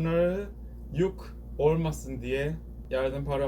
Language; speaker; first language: Turkish; non-native, learner; Korean